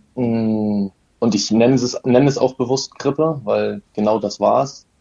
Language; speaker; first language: German; native; German